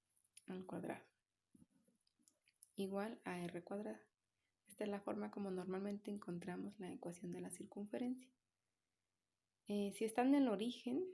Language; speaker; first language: Spanish; native; Spanish